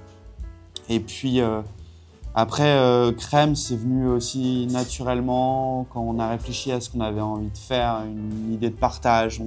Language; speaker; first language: French; native; French